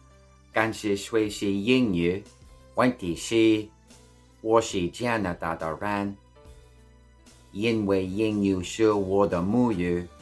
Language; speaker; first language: Chinese; non-native, learner; English